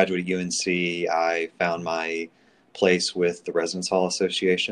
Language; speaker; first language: English; native; English